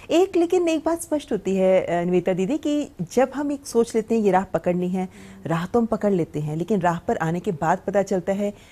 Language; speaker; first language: Hindi; native; Hindi